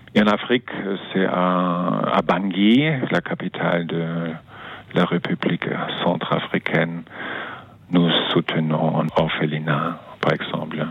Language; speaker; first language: French; non-native, fluent; German